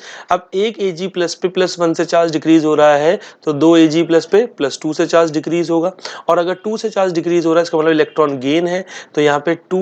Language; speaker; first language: Hindi; native; Hindi